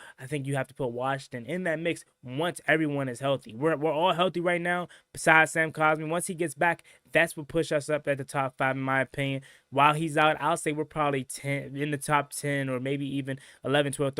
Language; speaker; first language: English; native; English